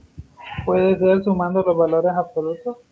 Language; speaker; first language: Spanish; native; Spanish